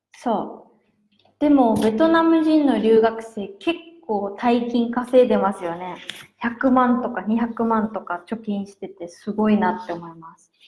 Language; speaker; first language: Japanese; native; Japanese